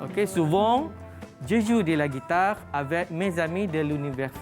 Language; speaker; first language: French; non-native, fluent; Malay